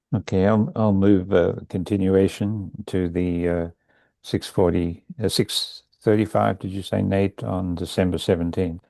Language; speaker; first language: English; native; English